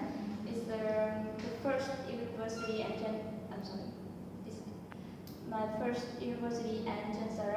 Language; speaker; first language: English; non-native, fluent; Vietnamese